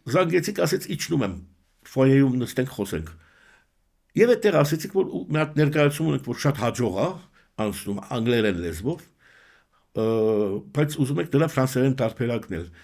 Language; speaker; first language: Armenian; early bilingual, heritage; Armenian